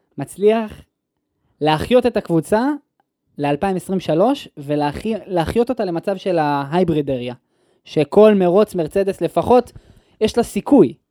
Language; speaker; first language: Hebrew; native; Hebrew